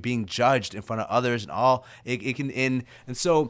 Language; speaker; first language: English; early bilingual, other home language; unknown